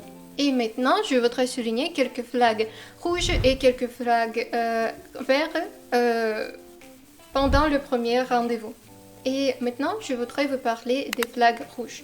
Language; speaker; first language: French; non-native, fluent; Russian